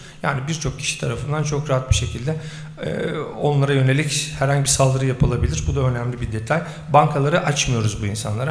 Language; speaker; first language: Turkish; native; Turkish